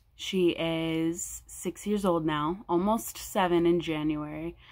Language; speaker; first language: English; native; English